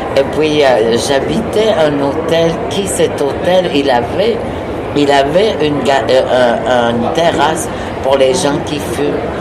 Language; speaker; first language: French; non-native, local second language; Innu-aimun